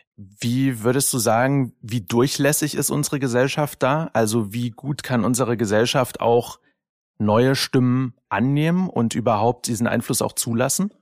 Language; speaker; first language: German; native; German